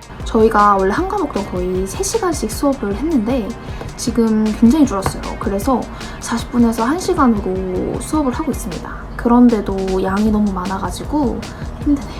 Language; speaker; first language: Korean; native; Korean